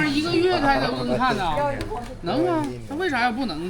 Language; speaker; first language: Chinese; native; Chinese